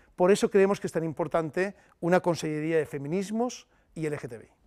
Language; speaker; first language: Spanish; native; Spanish